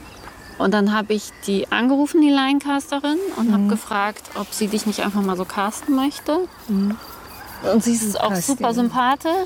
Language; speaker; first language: German; early bilingual, other home language; Persian